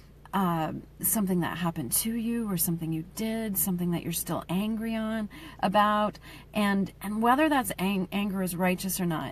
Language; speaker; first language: English; native; English